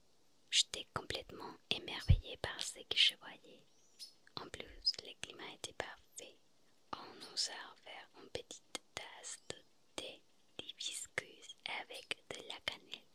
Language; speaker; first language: French; non-native, fluent; Spanish